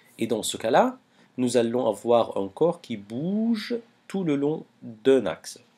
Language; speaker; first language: French; non-native, local second language; Arabic